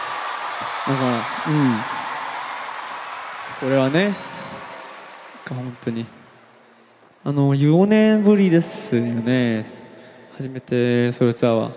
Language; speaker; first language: Japanese; non-native, learner; Korean